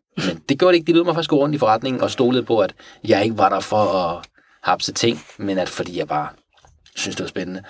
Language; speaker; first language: Danish; early bilingual, other home language; Persian